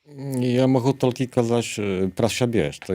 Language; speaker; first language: Polish; non-native, local second language; Belarusian